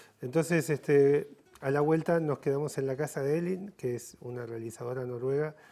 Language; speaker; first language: Spanish; native; Spanish